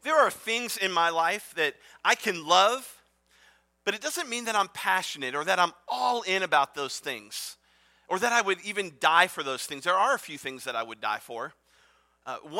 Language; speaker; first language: English; native; English